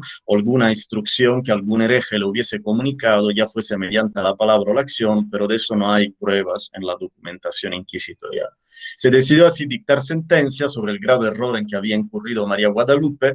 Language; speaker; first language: Spanish; native; Spanish